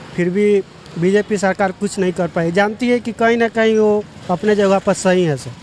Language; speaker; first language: Hindi; native; Hindi